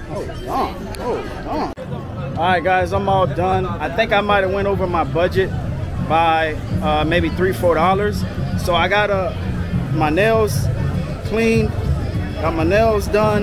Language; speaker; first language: English; native; English